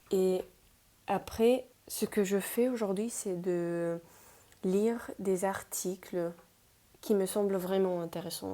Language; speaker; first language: French; non-native, fluent; Spanish